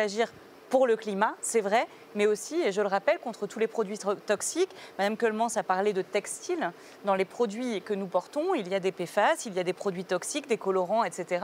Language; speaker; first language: French; native; French